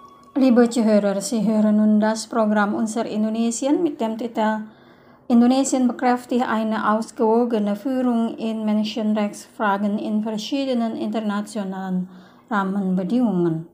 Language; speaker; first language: German; non-native, fluent; Indonesian